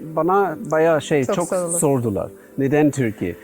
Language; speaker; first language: Turkish; non-native, learner; German